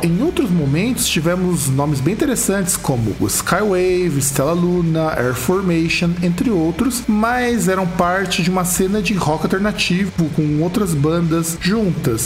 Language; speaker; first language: Portuguese; native; Portuguese